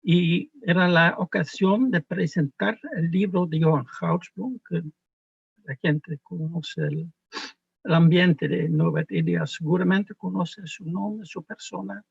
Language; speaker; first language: Spanish; non-native, fluent; Dutch